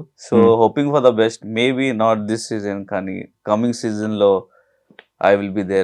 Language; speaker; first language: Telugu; non-native, learner; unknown